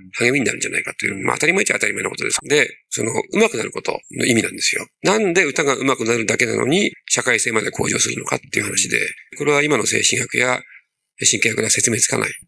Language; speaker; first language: Japanese; native; Japanese